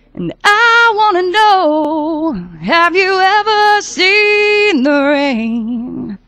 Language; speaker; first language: English; native; English